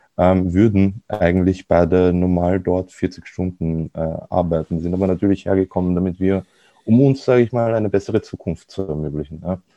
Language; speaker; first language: German; early bilingual, other home language; Arabic